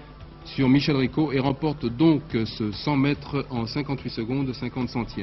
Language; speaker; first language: French; native; French